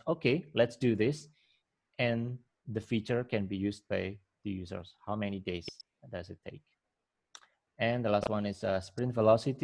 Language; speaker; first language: English; non-native, fluent; Indonesian